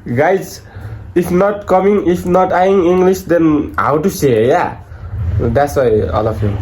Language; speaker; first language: English; non-native, learner; Nepali